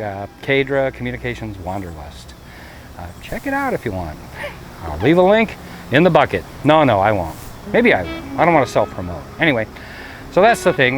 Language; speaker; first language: English; native; English